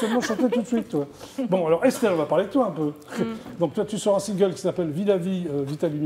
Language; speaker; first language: French; native; French